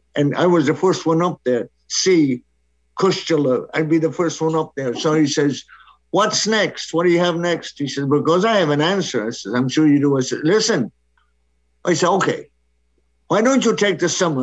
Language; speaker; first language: English; non-native, local second language; Irish